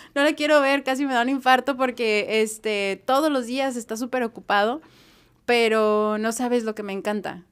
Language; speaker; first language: Spanish; native; Spanish